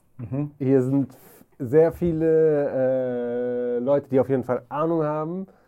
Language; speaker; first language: German; early bilingual, other home language; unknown